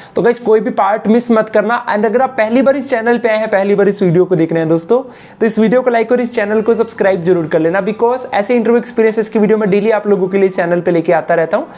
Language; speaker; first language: Hindi; native; Hindi